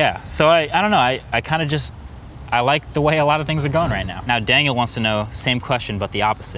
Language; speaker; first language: English; native; English